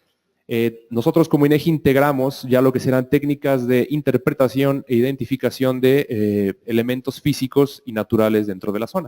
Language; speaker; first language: Spanish; native; Spanish